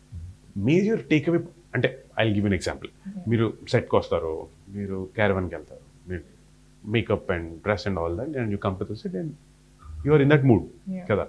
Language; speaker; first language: Telugu; native; Telugu